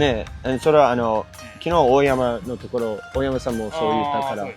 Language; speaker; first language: Japanese; non-native, fluent; English